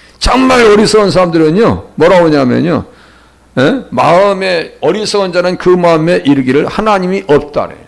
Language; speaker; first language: Korean; native; Korean